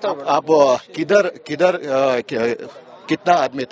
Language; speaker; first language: Hindi; non-native, local second language; Kannada